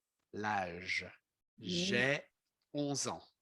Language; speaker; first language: French; non-native, fluent; English